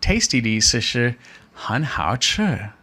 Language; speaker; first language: Chinese; non-native, fluent; English